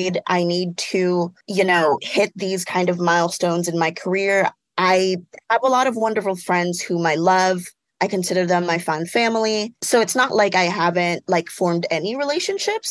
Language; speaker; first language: English; native; English